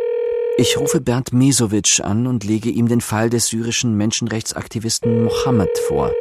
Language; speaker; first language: German; native; German